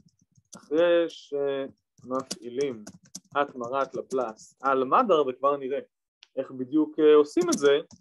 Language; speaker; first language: Hebrew; native; Hebrew